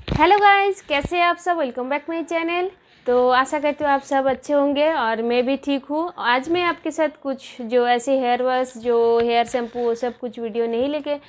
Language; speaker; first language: Hindi; non-native, local second language; Bangla